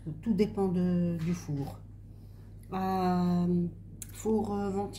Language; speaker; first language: French; non-native, local second language; Arabic